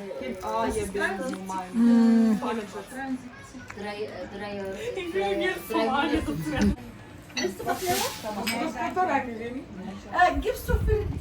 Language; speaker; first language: German; early bilingual, other home language; Turkish